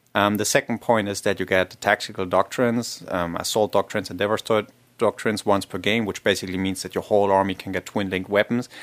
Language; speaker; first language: English; non-native, fluent; German